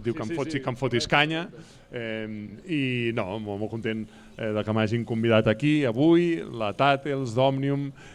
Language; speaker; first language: Catalan; native; Catalan